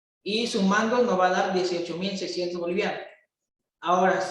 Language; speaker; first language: Spanish; native; Spanish